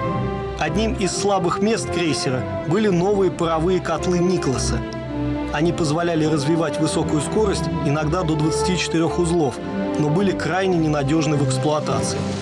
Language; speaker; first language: Russian; native; Russian